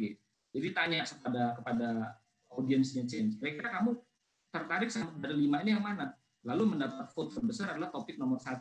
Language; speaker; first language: Indonesian; native; Indonesian